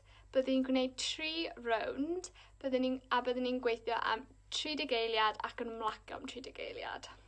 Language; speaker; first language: Welsh; non-native, local second language; English